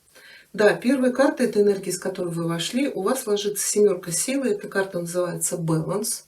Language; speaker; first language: Russian; native; Russian